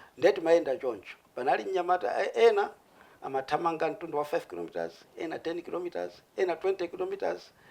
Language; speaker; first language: Nyanja; non-native, local second language; Tumbuka